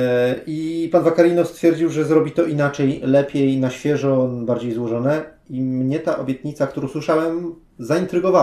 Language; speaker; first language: Polish; native; Polish